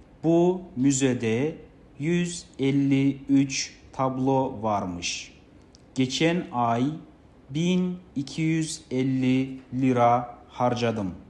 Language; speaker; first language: Turkish; non-native, fluent; Kazakh